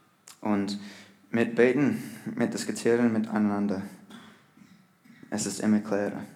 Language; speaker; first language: German; non-native, learner; English